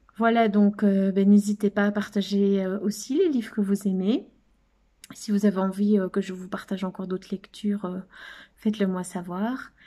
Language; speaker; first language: French; native; French